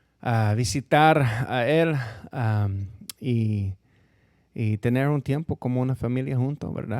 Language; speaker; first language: Spanish; non-native, fluent; English